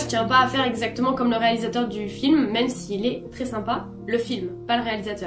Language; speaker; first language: French; native; French